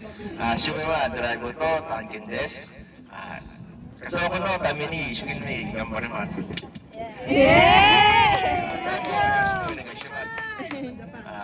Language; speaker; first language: Japanese; non-native, learner; Filipino